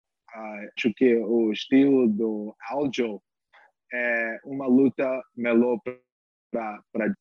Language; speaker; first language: Portuguese; non-native, fluent; English